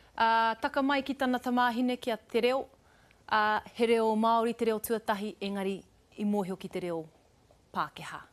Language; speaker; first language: Māori; non-native, local second language; English